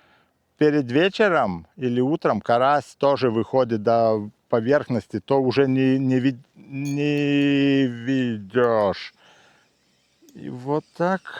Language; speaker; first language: Russian; non-native, fluent; Lithuanian